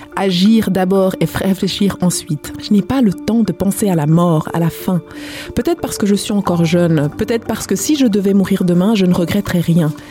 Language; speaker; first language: French; native; French